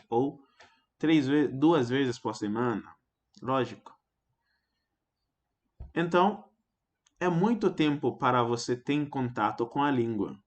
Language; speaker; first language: Portuguese; non-native, fluent; French